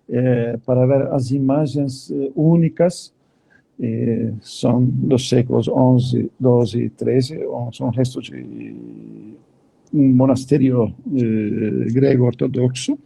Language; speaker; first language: Portuguese; non-native, fluent; Turkish